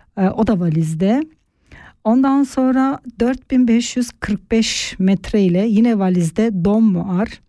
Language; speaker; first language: Turkish; native; Turkish